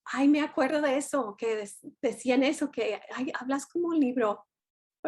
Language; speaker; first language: Spanish; non-native, fluent; English